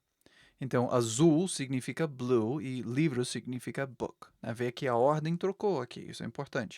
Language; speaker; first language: Portuguese; non-native, fluent; English